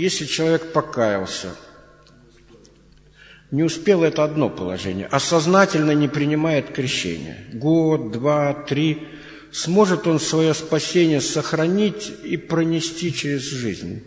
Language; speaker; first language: Russian; native; Russian